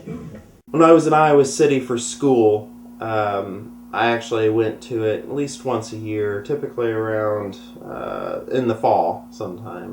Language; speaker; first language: English; native; English